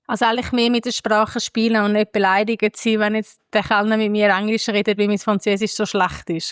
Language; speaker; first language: German; native; German